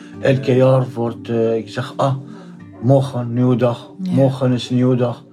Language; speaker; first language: Dutch; non-native, learner; Arabic